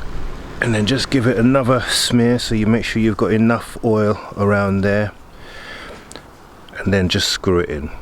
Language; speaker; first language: English; native; English